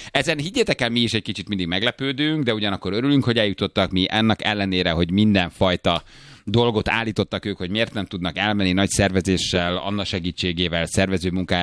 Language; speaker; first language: Hungarian; native; Hungarian